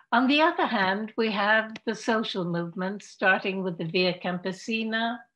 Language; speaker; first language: English; native; English